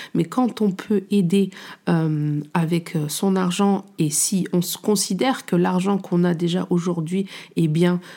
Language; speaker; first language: French; native; French